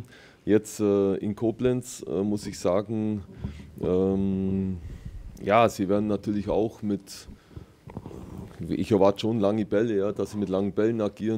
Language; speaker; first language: German; native; German